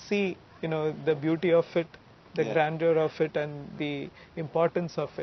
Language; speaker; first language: English; non-native, local second language; Malayalam